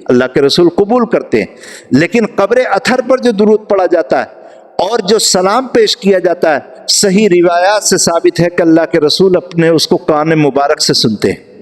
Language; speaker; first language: Urdu; native; Urdu